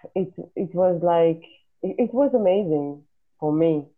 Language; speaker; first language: English; non-native, fluent; Hebrew